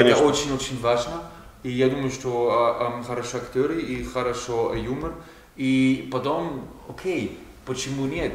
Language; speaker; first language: Russian; non-native, learner; German